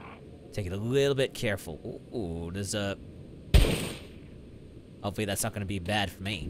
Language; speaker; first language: English; native; English